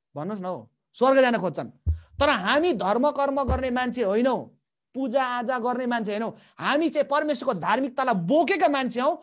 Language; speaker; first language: Nepali; native; Nepali